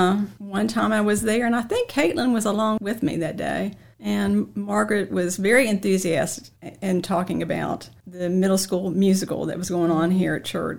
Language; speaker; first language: English; native; English